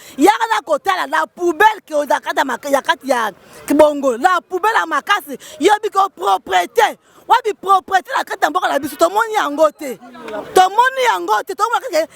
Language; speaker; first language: Lingala; native; Lingala